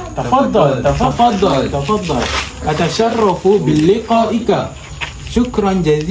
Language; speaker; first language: Arabic; non-native, learner; Malay